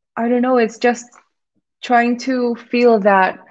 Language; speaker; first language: English; non-native, fluent; Spanish